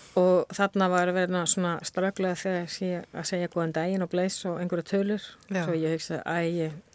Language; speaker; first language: Icelandic; non-native, fluent; Spanish